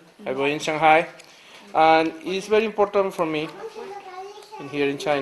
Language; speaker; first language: English; non-native, learner; Spanish